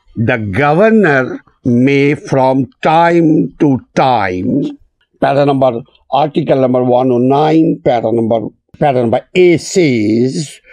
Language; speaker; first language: English; non-native, local second language; Urdu